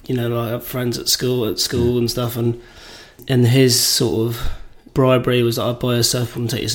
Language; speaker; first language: English; native; English